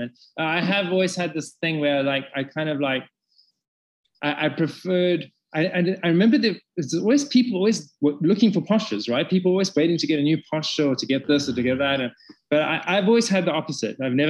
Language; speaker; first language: English; native; English